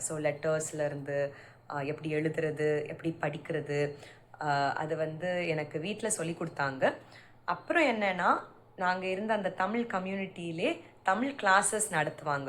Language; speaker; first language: Tamil; early bilingual, heritage; Tamil